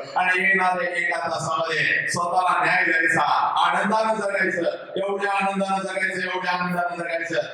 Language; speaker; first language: Marathi; native; Marathi